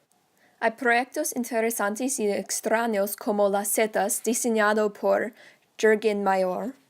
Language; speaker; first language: Spanish; non-native, learner; English